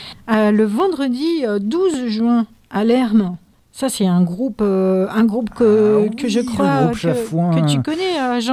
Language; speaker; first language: French; native; French